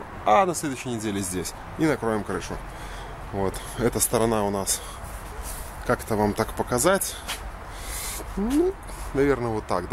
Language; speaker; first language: Russian; native; Russian